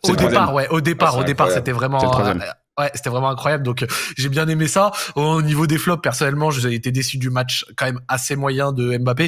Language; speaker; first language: French; native; French